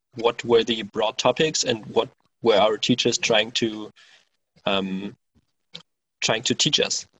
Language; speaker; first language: English; non-native, fluent; German